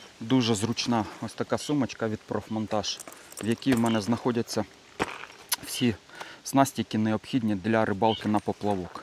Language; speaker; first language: Ukrainian; native; Ukrainian